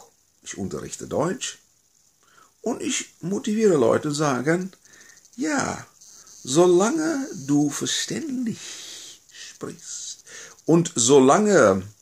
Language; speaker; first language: German; non-native, fluent; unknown